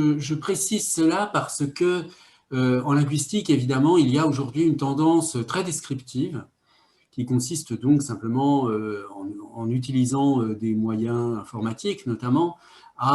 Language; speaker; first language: French; native; French